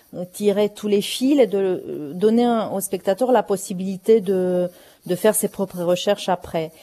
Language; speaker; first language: French; non-native, fluent; Romanian